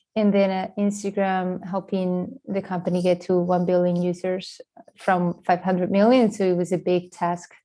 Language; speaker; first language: English; non-native, fluent; Spanish